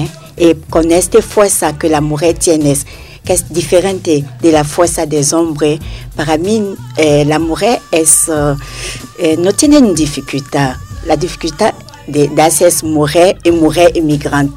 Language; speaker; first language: Spanish; non-native, learner; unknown